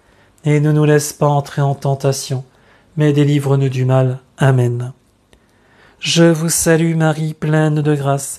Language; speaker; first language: French; native; French